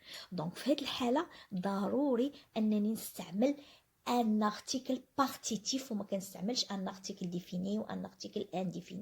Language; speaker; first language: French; non-native, local second language; Arabic